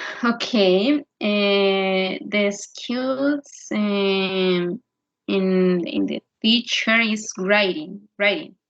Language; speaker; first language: English; non-native, learner; Spanish